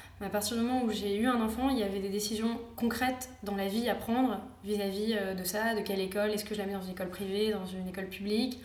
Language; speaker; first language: French; native; French